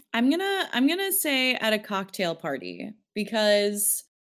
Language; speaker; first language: English; early bilingual, other home language; Filipino